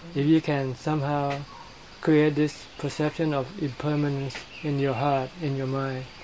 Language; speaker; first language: English; non-native, fluent; Thai